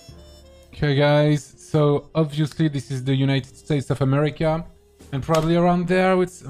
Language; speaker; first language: English; non-native, fluent; French